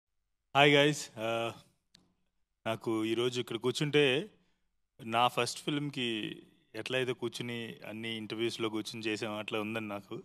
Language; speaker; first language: Telugu; native; Telugu